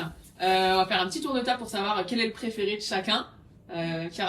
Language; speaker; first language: French; native; French